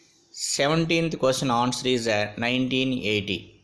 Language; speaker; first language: English; non-native, local second language; Telugu